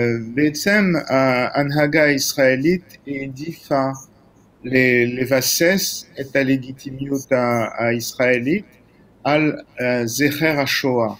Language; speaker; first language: Hebrew; non-native, fluent; French